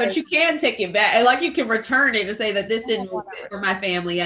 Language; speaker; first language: English; native; English